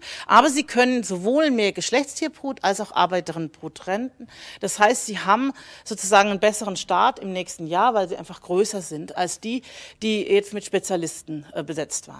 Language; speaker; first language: German; native; German